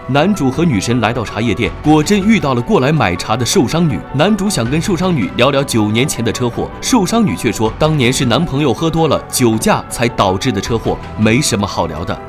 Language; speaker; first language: Chinese; native; Chinese